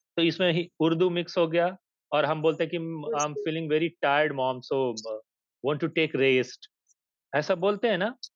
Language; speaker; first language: Hindi; native; Hindi